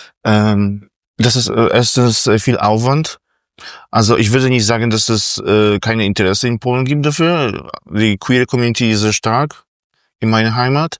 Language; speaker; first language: German; non-native, fluent; Polish